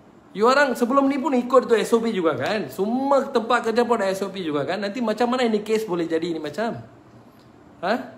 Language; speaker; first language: Malay; non-native, local second language; Tamil